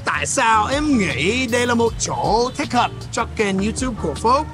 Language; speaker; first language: Vietnamese; non-native, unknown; English